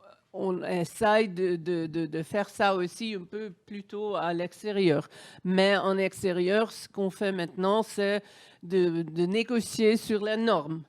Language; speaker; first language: French; non-native, fluent; Dutch